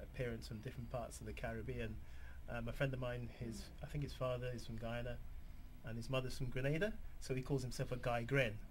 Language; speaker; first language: English; native; English